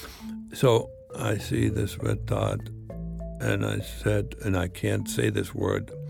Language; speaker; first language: English; non-native, fluent; German